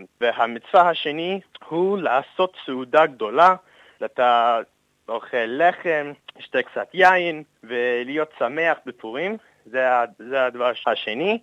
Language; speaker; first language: Hebrew; non-native, fluent; English